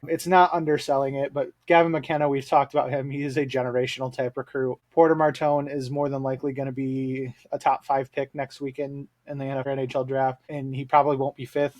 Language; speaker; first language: English; native; English